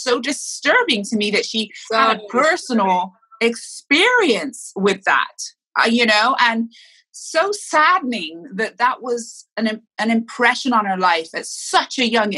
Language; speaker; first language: English; native; English